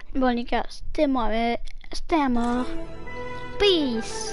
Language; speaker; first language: French; native; French